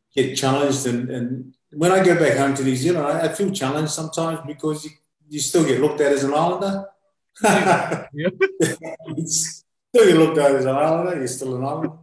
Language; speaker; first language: English; native; English